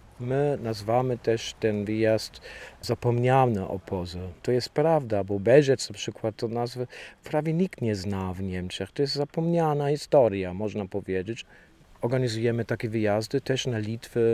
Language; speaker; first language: Polish; non-native, fluent; German